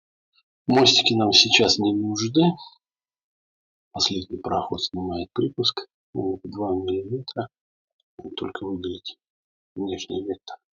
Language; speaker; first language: Russian; native; Russian